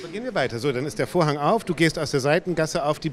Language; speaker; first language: German; native; German